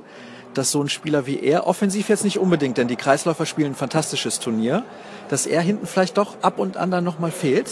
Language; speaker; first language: German; native; German